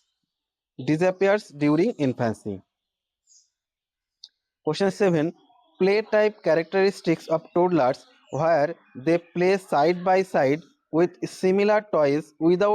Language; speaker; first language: English; non-native, local second language; Bangla